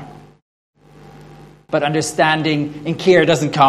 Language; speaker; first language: English; non-native, fluent; Norwegian